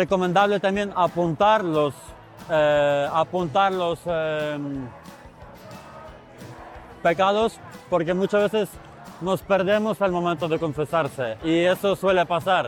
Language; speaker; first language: Spanish; non-native, fluent; Ukrainian